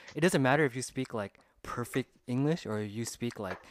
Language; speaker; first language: English; early bilingual, other home language; Vietnamese